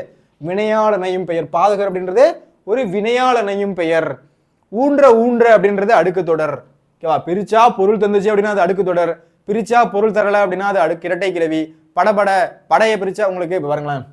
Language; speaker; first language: Tamil; native; Tamil